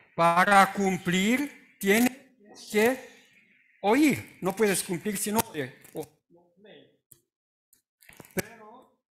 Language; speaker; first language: Spanish; non-native, fluent; Romanian